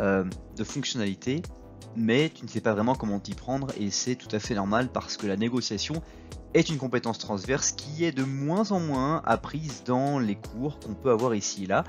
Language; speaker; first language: French; native; French